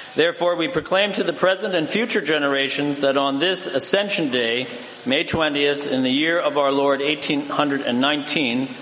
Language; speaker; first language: English; native; English